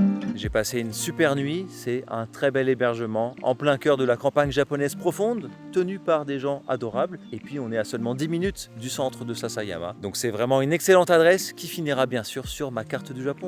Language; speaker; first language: French; native; French